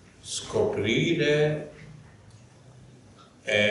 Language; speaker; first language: Italian; non-native, fluent; Polish